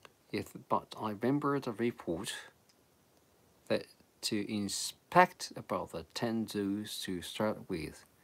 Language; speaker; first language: English; non-native, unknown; Japanese